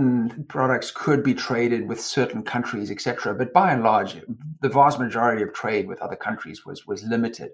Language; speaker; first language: English; native; English